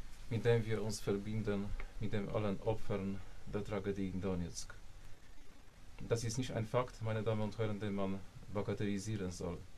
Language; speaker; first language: German; non-native, fluent; Polish